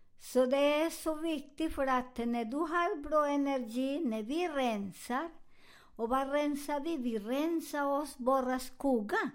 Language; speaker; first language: Swedish; non-native, learner; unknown